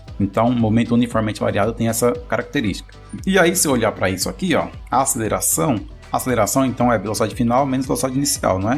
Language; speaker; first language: Portuguese; native; Portuguese